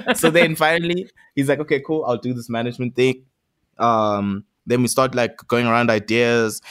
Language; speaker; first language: English; non-native, local second language; Zulu